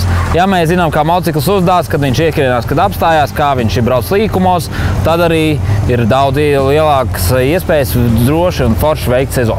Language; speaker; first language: Latvian; native; Latvian